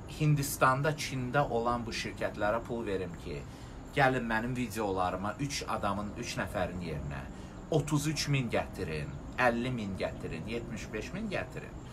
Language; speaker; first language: Azerbaijani; non-native, local second language; Russian